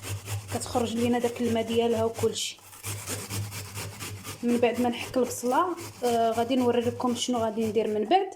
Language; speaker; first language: Arabic; native; Arabic